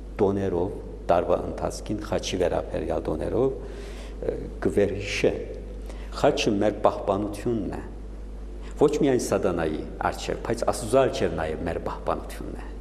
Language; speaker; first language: Armenian; early bilingual, heritage; Armenian